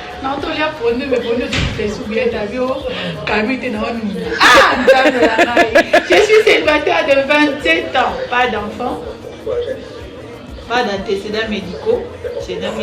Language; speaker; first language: French; non-native, local second language; Lingala